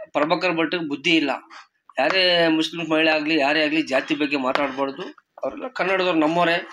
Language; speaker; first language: Kannada; non-native, local second language; Marathi